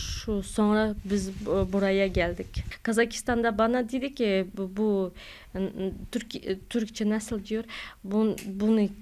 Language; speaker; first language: Turkish; non-native, learner; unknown